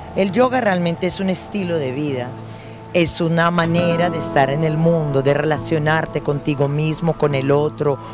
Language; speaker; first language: Spanish; non-native, fluent; Dutch